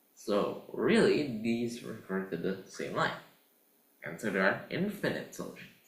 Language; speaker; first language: English; non-native, fluent; Indonesian